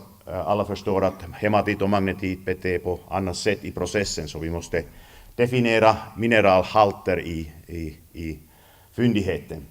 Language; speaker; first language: Swedish; non-native, fluent; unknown